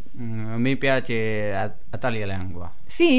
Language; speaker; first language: Italian; non-native, learner; Punjabi